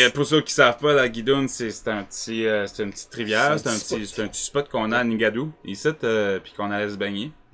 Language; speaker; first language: French; native; French